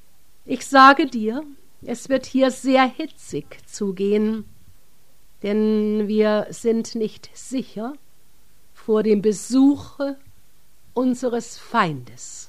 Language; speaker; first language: German; native; German